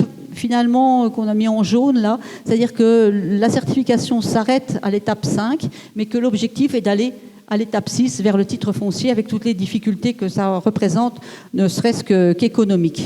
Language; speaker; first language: French; native; French